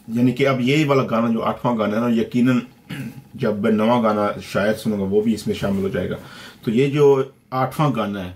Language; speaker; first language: Urdu; early bilingual, other home language; Punjabi